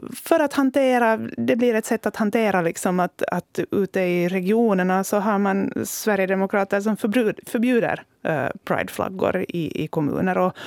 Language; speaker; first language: Swedish; native; Swedish